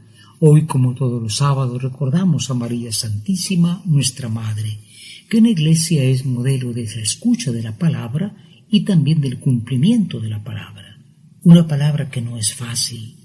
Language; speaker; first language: Spanish; native; Spanish